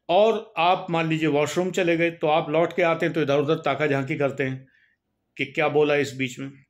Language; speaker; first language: Hindi; native; Hindi